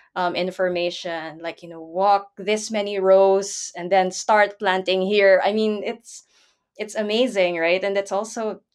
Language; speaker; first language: English; non-native, local second language; Filipino